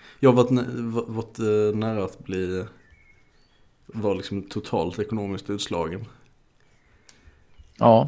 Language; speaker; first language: Swedish; native; Swedish